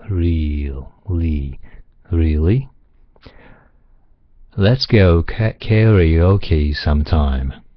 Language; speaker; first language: English; non-native, fluent; Japanese